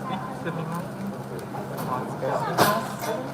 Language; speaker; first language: Japanese; native; Japanese